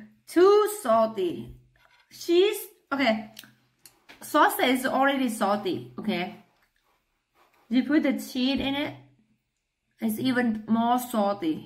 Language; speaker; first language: English; non-native, learner; Thai